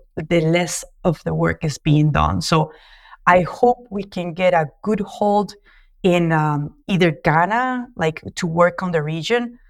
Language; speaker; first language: English; non-native, fluent; Spanish